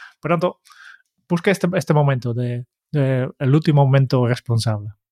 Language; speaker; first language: Spanish; non-native, fluent; Dutch